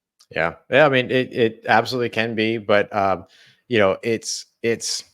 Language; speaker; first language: English; native; English